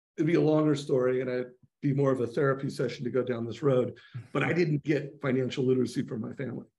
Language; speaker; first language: English; native; English